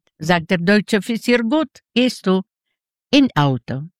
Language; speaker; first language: German; non-native, learner; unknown